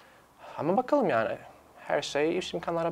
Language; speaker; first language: Turkish; non-native, fluent; Serbian